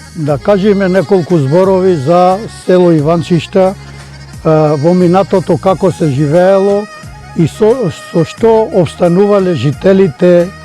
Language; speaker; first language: Macedonian; native; Macedonian